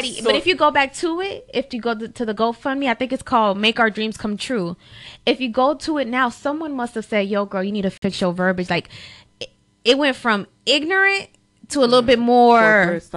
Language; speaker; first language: English; early bilingual, other home language; Spanish